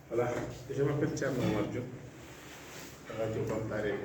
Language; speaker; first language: French; non-native, local second language; Fula